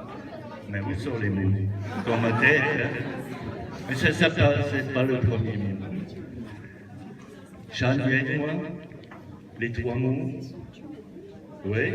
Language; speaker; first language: French; non-native, learner; German